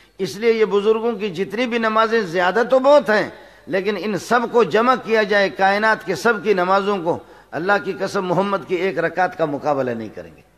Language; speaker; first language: Urdu; non-native, local second language; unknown